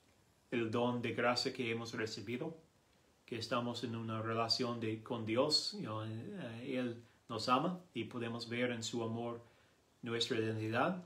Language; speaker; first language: Spanish; non-native, learner; English